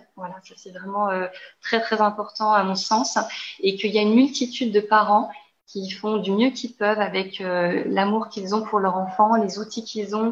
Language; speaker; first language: French; native; French